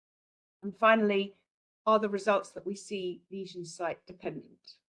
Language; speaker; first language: English; native; English